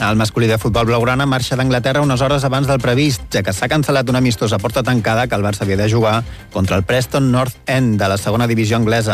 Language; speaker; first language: Catalan; native; Catalan